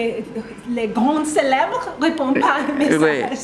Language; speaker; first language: French; non-native, learner; English